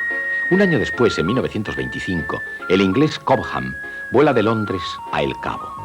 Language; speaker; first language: Spanish; native; Spanish